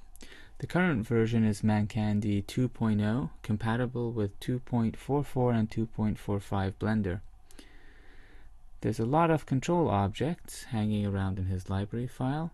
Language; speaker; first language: English; native; English